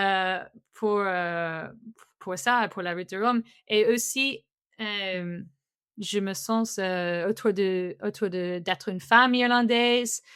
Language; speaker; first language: French; non-native, fluent; English